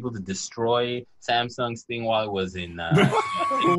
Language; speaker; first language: English; non-native, local second language; Yoruba